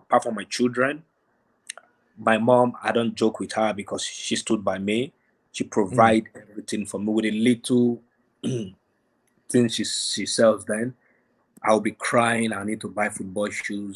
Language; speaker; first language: English; non-native, local second language; Yoruba